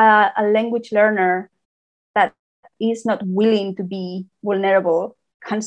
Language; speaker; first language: English; non-native, fluent; Spanish